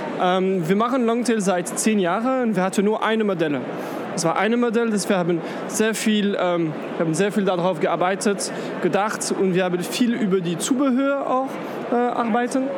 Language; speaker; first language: German; non-native, learner; French